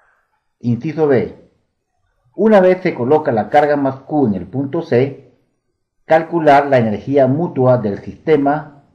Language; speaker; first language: Spanish; native; Spanish